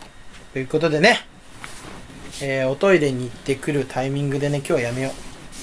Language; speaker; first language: Japanese; native; Japanese